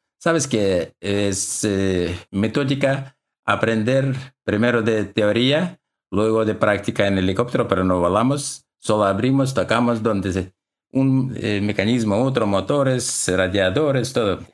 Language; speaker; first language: Spanish; non-native, learner; Russian